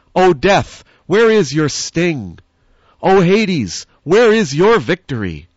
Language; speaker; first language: English; native; English